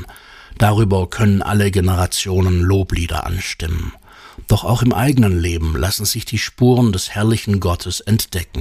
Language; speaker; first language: German; native; German